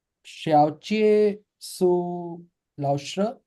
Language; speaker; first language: Chinese; non-native, learner; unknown